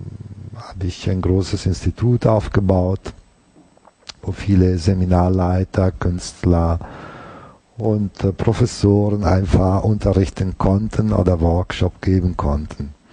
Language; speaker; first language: German; non-native, fluent; Italian